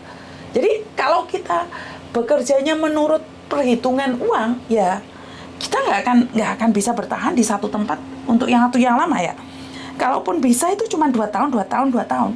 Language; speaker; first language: Indonesian; non-native, local second language; Javanese